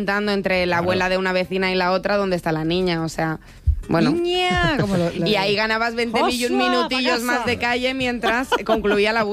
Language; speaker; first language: Spanish; native; Spanish